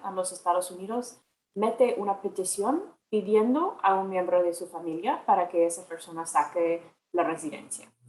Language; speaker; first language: Spanish; non-native, fluent; English